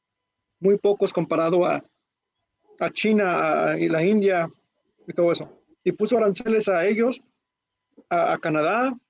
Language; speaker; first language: Spanish; early bilingual, heritage; Spanish